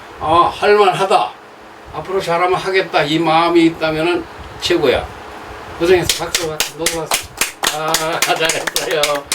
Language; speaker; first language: Korean; native; Korean